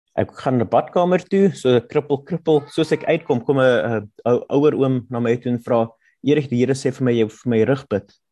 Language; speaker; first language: Afrikaans; non-native, local second language; German